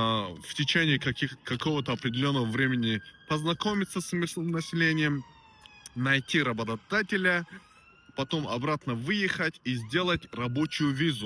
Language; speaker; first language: Russian; non-native, local second language; Tajik